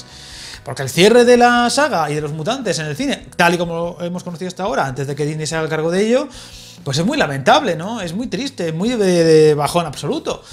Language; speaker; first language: Spanish; native; Spanish